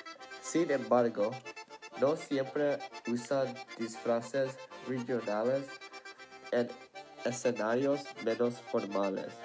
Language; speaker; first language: Spanish; non-native, learner; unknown